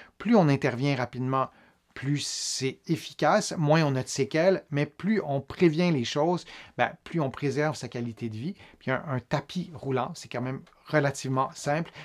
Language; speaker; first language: French; native; French